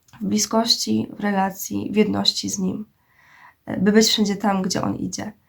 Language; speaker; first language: Polish; native; Polish